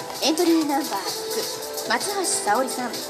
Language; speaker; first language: Japanese; native; Japanese